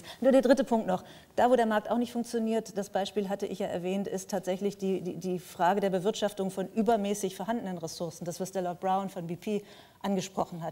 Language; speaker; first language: German; native; German